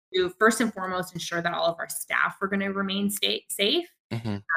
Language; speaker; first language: English; native; English